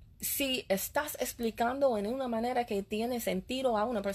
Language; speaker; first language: Spanish; non-native, learner; English